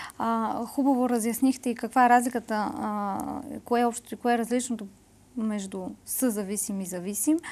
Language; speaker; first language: Bulgarian; native; Bulgarian